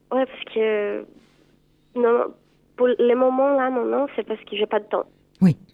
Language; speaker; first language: French; non-native, fluent; Portuguese